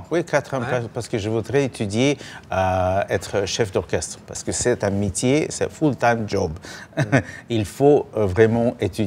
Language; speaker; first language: French; non-native, learner; Russian